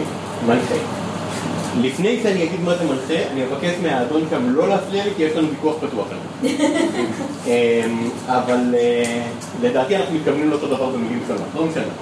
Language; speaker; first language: Hebrew; native; Hebrew